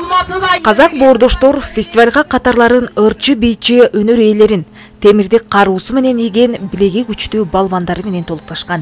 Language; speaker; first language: Kyrgyz; native; Kyrgyz